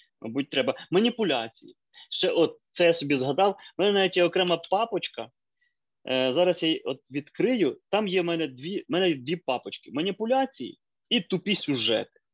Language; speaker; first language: Ukrainian; native; Ukrainian